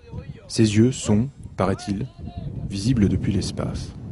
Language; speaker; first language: French; native; French